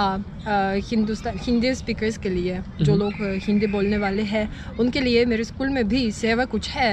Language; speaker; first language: Hindi; non-native, fluent; Russian